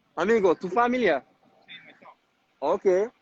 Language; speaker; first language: Spanish; non-native, learner; Haitian Creole